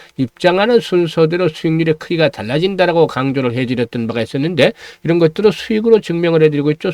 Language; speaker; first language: Korean; native; Korean